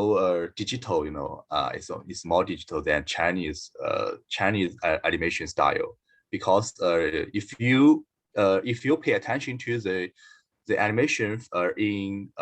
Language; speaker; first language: English; non-native, learner; Chinese